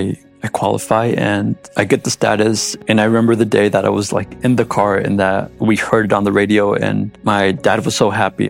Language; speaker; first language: English; native; English